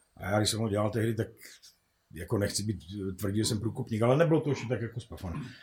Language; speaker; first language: Czech; native; Czech